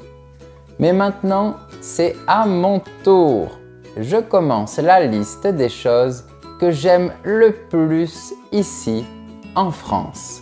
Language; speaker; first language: French; native; French